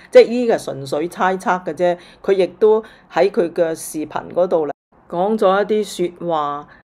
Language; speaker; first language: Cantonese; native; Cantonese